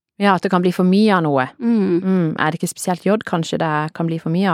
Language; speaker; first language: Norwegian; native; Norwegian